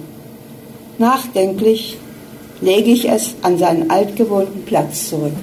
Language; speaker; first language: German; native; German